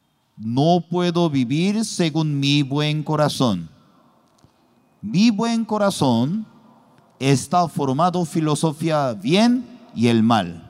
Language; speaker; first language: Spanish; non-native, learner; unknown